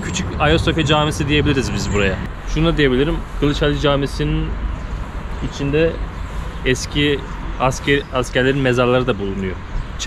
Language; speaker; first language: Turkish; native; Turkish